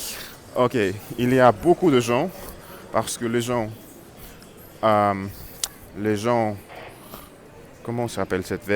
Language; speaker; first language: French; non-native, learner; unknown